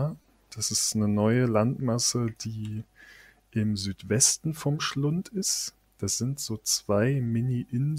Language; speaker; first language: German; native; German